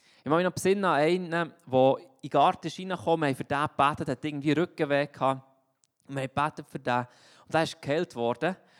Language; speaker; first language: German; native; German